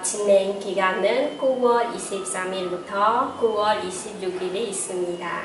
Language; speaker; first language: Korean; non-native, fluent; Khmer